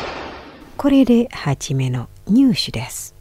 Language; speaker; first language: Japanese; non-native, fluent; Indonesian